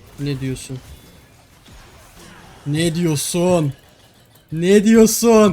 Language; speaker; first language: Turkish; native; Turkish